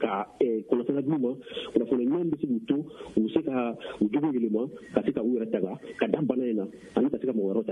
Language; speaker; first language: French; non-native, local second language; Bambara